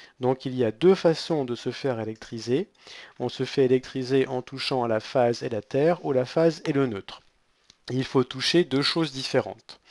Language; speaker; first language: French; native; French